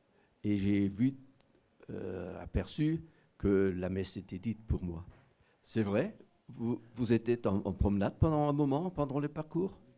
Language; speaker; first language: French; non-native, fluent; German